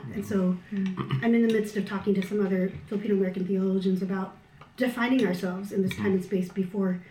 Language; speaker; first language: English; early bilingual, other home language; Filipino